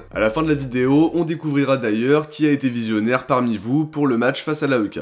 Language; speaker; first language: French; native; French